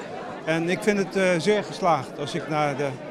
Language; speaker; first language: Dutch; early bilingual, other home language; Turkish